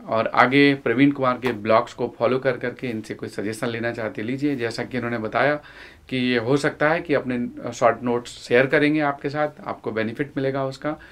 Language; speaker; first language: Hindi; native; Hindi